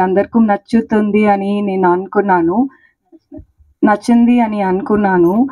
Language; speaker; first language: Telugu; non-native, learner; Tamil